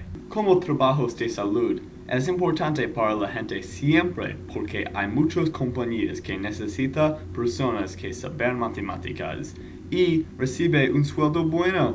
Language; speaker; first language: Spanish; non-native, learner; English